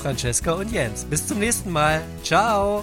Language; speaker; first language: German; native; German